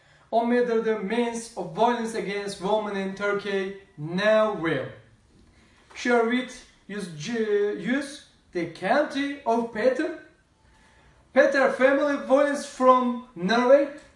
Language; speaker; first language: English; non-native, learner; Turkish